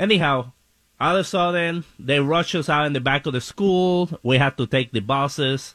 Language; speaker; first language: English; non-native, fluent; Spanish